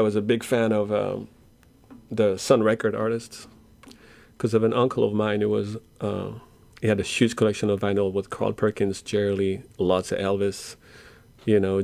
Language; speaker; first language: English; non-native, fluent; French